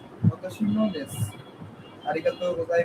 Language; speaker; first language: Japanese; non-native, learner; Bangla